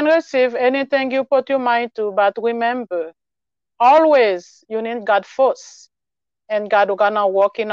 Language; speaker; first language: English; non-native, learner; Haitian Creole